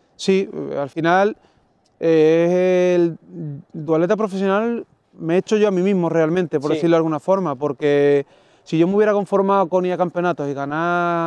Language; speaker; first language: Spanish; native; Spanish